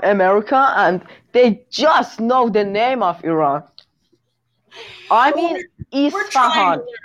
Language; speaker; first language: English; non-native, learner; Persian